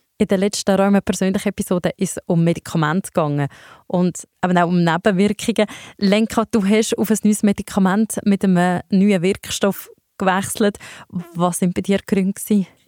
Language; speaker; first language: German; native; German